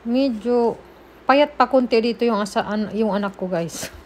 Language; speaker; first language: Filipino; native; Filipino